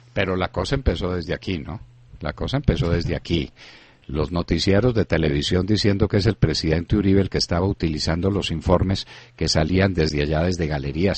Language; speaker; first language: Spanish; native; Spanish